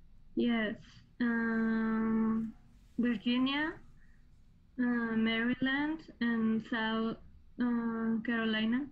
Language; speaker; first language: English; non-native, learner; Spanish